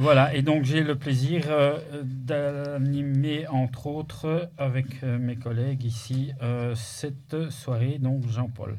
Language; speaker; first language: French; native; French